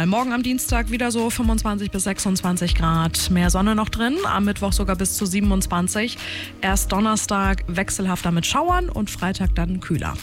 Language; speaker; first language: German; native; German